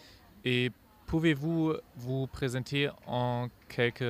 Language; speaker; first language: French; non-native, fluent; German